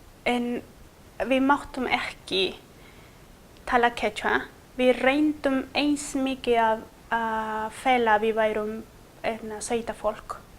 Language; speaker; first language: Icelandic; non-native, fluent; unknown